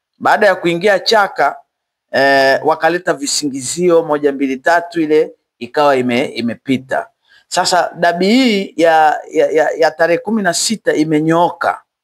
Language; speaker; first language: Swahili; native; Swahili